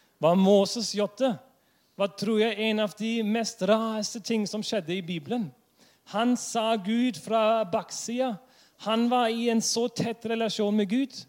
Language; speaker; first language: Norwegian; non-native, fluent; English